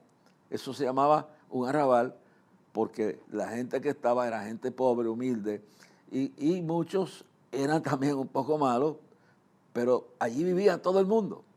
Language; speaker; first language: Spanish; native; Spanish